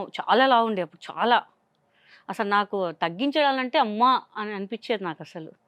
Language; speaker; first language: Telugu; non-native, local second language; Hindi